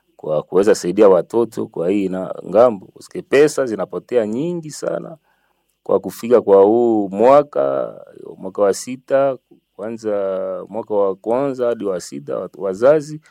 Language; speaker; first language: Swahili; non-native, local second language; Nande